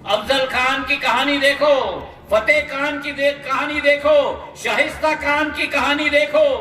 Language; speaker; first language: Hindi; non-native, local second language; Marathi